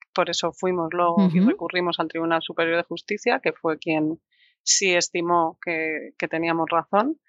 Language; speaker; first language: Spanish; native; Spanish